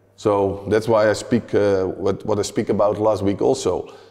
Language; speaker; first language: English; non-native, fluent; Dutch